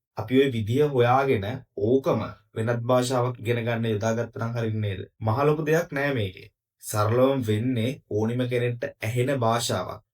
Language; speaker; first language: Sinhala; native; Sinhala